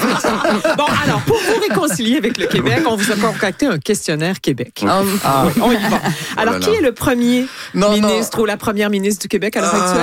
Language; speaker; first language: French; native; French